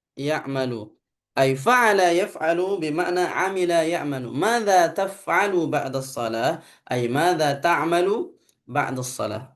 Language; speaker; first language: Arabic; non-native, fluent; Indonesian